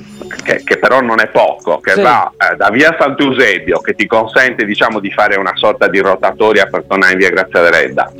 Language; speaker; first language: Italian; native; Italian